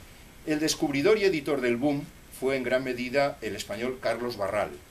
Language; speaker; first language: Spanish; native; Spanish